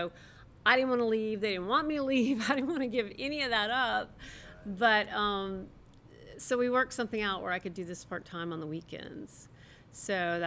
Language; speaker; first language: English; native; English